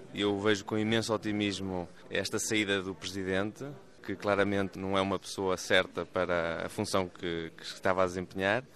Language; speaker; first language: Portuguese; native; Portuguese